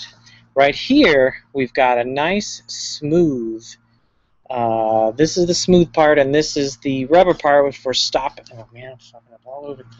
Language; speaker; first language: English; native; English